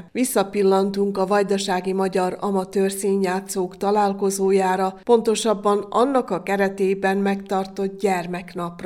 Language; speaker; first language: Hungarian; native; Hungarian